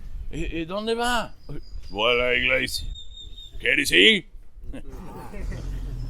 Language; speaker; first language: Spanish; non-native, fluent; English